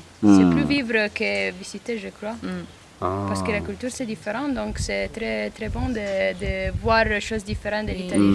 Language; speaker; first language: French; non-native, learner; Italian